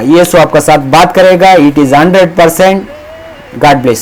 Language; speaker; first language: Hindi; early bilingual, heritage; Hindi